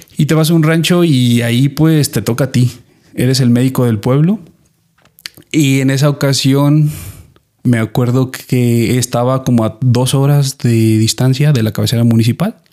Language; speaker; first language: Spanish; native; Spanish